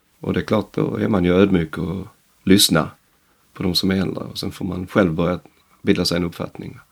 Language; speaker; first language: Swedish; native; Swedish